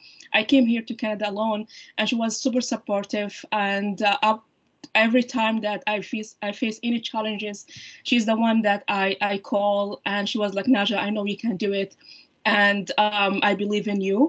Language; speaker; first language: English; non-native, fluent; Arabic